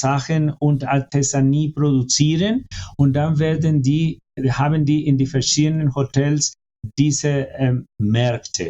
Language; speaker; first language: German; non-native, fluent; Spanish